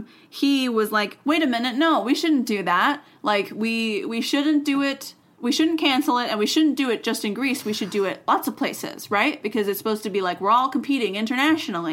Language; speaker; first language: English; native; English